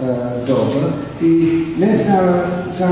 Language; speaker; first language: Bulgarian; non-native, learner; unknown